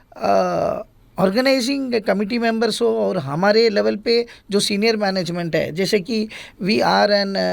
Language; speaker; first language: Hindi; non-native, local second language; Gujarati